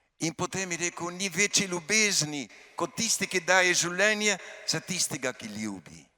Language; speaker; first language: Slovenian; early bilingual, heritage; Slovenian